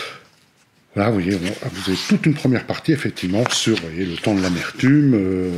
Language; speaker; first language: French; native; French